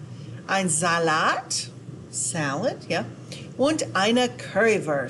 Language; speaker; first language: German; non-native, fluent; English